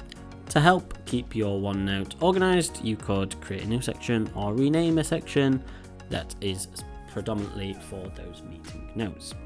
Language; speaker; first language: English; native; English